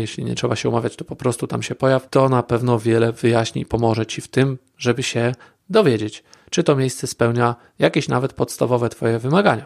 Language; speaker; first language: Polish; native; Polish